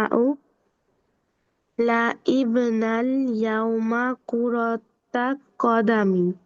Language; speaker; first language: Arabic; non-native, learner; Bangla